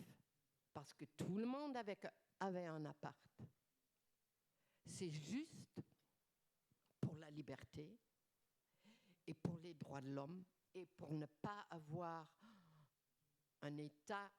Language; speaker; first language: French; non-native, fluent; German